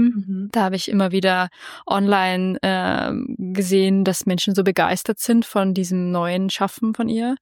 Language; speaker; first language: German; native; German